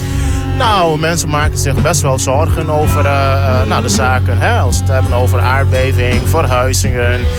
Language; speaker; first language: Dutch; native; Dutch